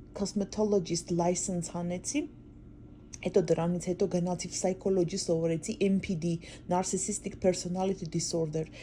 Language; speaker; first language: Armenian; native; Armenian